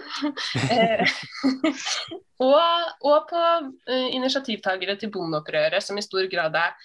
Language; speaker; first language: Norwegian; native; Norwegian